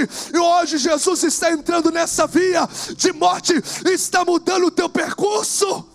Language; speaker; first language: Portuguese; native; Portuguese